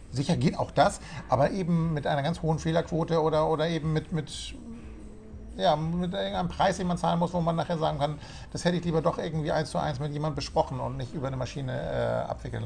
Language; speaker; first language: German; native; German